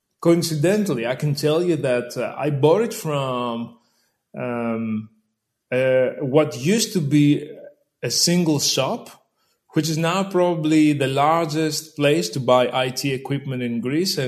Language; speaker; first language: English; non-native, fluent; Greek